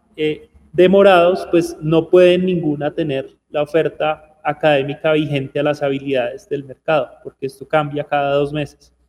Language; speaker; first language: Spanish; native; Spanish